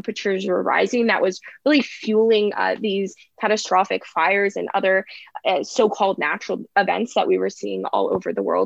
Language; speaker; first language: English; native; English